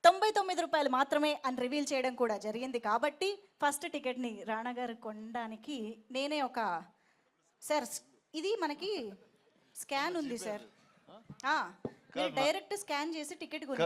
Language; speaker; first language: Telugu; native; Telugu